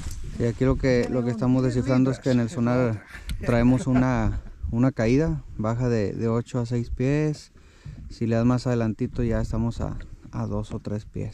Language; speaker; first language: Spanish; native; Spanish